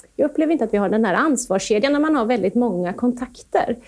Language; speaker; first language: Swedish; native; Swedish